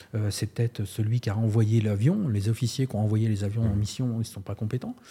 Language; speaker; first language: French; native; French